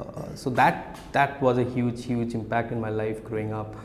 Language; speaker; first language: English; non-native, local second language; Odia